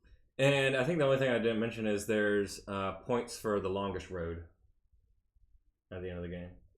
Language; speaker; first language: English; native; English